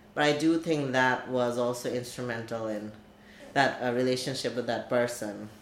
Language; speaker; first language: English; non-native, local second language; Bangla